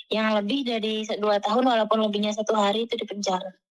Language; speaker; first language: Indonesian; native; Indonesian